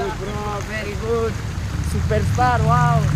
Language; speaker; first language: English; non-native, learner; Nepali